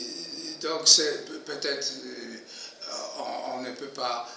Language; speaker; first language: French; non-native, fluent; Polish